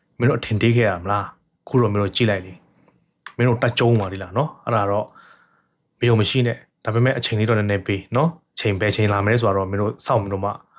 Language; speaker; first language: Burmese; native; Burmese